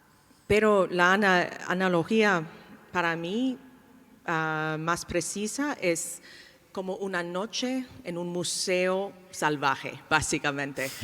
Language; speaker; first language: Spanish; non-native, fluent; English